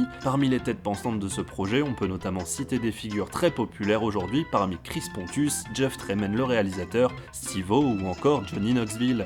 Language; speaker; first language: French; native; French